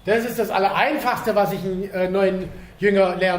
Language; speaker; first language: German; native; German